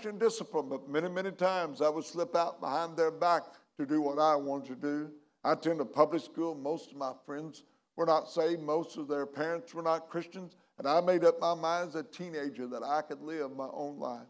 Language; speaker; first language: English; native; English